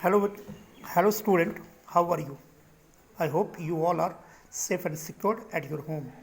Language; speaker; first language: English; non-native, local second language; Hindi